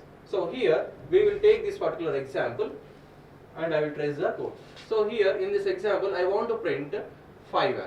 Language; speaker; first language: English; non-native, local second language; Telugu